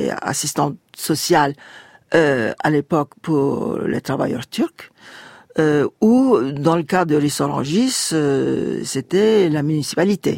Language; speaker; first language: French; non-native, fluent; Turkish